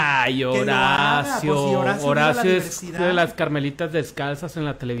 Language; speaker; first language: Spanish; native; Spanish